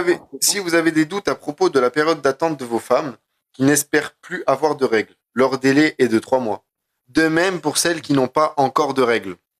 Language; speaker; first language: French; native; French